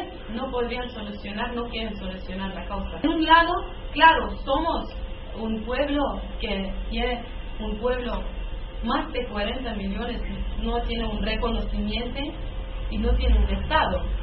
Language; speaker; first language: Spanish; non-native, learner; Kurdish